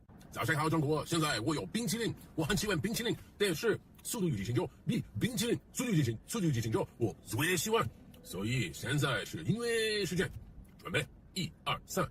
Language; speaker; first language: Chinese; non-native, learner; English